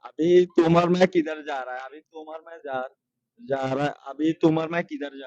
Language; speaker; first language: Hindi; non-native, learner; Bangla